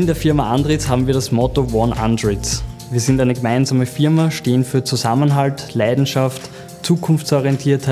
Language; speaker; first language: German; native; German